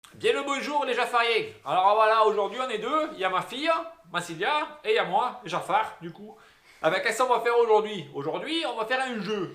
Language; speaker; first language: French; native; French